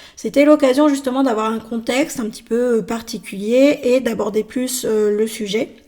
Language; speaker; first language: French; native; French